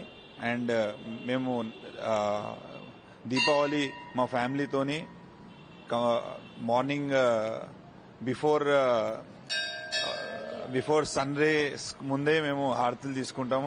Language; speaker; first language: Telugu; native; Telugu